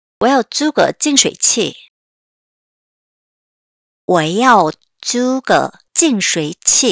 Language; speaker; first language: Chinese; non-native, fluent; Korean